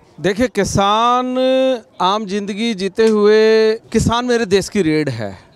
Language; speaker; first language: Hindi; native; Hindi